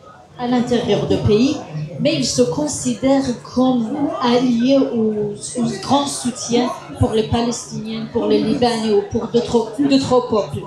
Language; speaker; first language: French; non-native, fluent; Kurdish